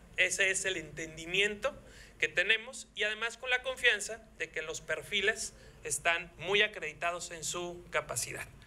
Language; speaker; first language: Spanish; native; Spanish